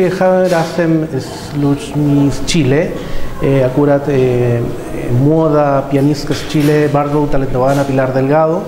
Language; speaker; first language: Polish; non-native, fluent; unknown